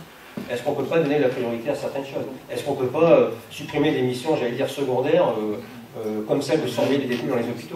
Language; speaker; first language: French; native; French